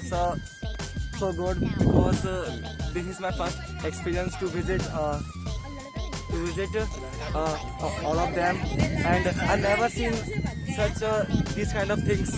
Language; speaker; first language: English; non-native, learner; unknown